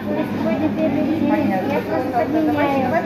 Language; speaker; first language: Russian; non-native, fluent; Tajik